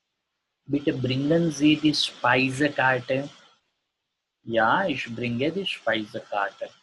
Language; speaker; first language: German; non-native, learner; Gujarati